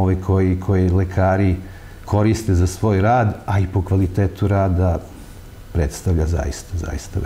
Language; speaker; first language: Serbian; native; Serbian